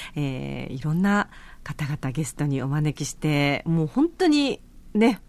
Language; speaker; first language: Japanese; native; Japanese